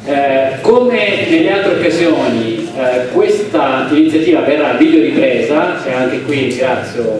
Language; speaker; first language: Italian; native; Italian